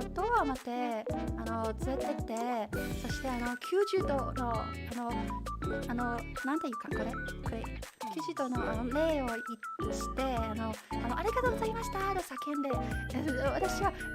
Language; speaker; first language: Japanese; non-native, learner; Chinese